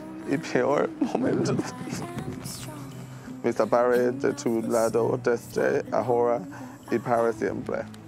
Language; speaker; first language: Spanish; non-native, learner; English